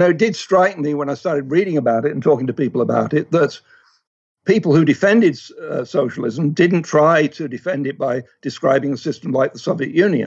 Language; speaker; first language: English; native; English